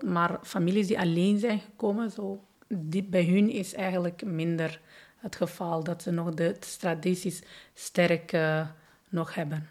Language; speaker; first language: Dutch; non-native, fluent; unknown